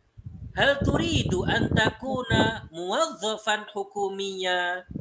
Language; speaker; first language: Arabic; non-native, fluent; Indonesian